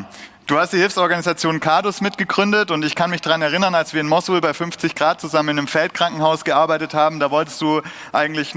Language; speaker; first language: German; native; German